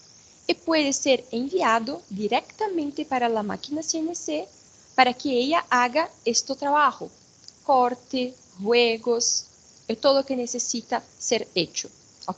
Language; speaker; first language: Spanish; non-native, fluent; Portuguese